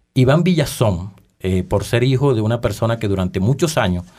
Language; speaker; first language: Spanish; native; Spanish